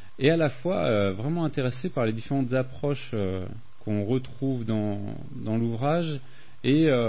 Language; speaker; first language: French; native; French